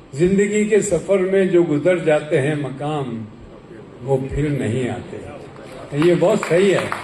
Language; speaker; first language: Hindi; non-native, local second language; Marathi